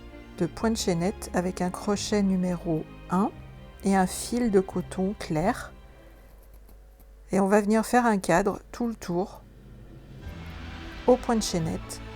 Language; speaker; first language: French; native; French